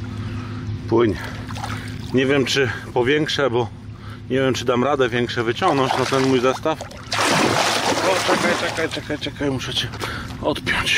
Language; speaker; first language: Polish; native; Polish